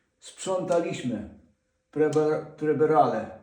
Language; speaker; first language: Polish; non-native, fluent; Ukrainian